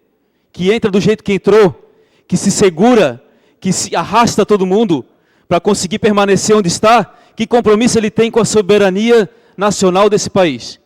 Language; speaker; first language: Portuguese; native; Portuguese